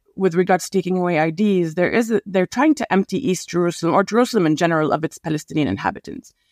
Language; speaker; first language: English; non-native, fluent; Arabic